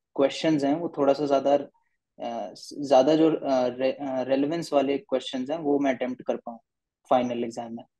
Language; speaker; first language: Hindi; native; Hindi